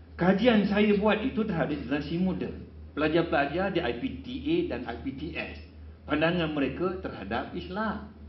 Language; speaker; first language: Malay; non-native, local second language; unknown